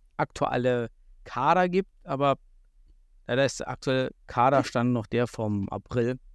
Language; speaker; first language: German; native; German